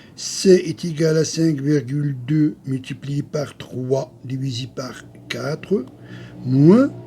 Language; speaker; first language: French; non-native, local second language; Arabic